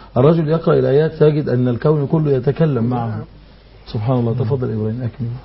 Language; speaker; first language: Arabic; native; Arabic